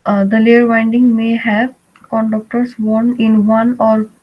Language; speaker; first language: English; non-native, local second language; Nepali